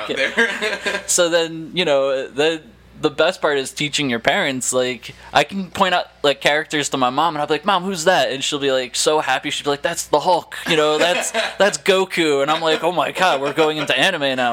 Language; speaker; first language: English; native; English